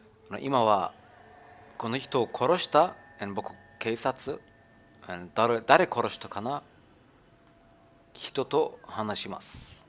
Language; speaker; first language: Japanese; non-native, learner; German